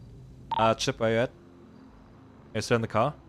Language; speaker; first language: English; non-native, fluent; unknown